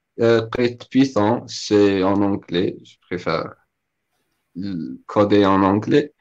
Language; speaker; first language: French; non-native, local second language; Arabic